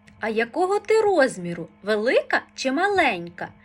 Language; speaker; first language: Ukrainian; native; Ukrainian